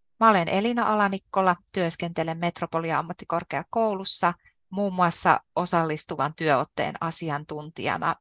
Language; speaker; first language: Finnish; native; Finnish